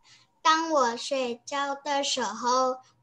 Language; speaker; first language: Chinese; non-native, learner; Indonesian